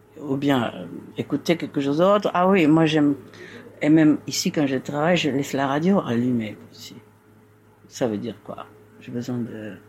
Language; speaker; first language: French; non-native, fluent; Spanish